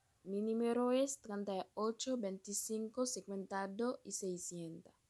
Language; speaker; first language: Spanish; non-native, fluent; Haitian Creole